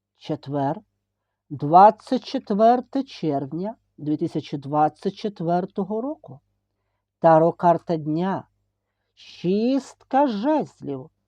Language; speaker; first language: Ukrainian; native; Ukrainian